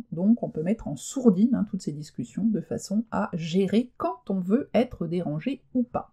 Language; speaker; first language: French; native; French